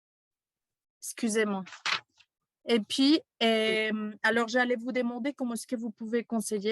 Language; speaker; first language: French; non-native, fluent; Spanish